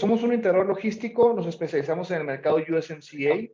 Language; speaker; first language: Spanish; native; Spanish